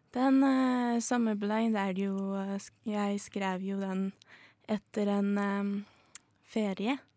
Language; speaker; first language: Norwegian; early bilingual, other home language; Azerbaijani